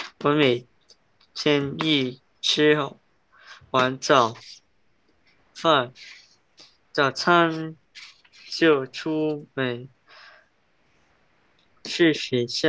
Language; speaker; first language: Chinese; non-native, learner; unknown